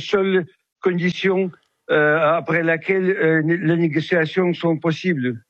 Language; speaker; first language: French; non-native, fluent; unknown